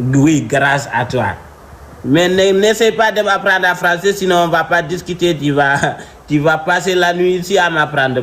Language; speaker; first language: French; non-native, local second language; Fula